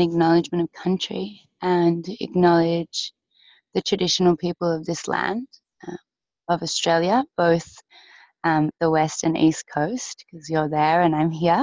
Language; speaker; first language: English; native; English